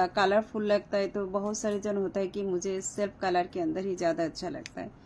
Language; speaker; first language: Hindi; non-native, local second language; Bangla